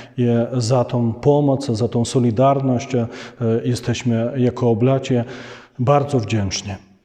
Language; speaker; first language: Polish; non-native, fluent; Ukrainian